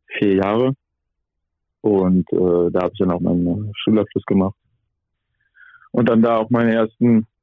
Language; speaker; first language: German; non-native, local second language; French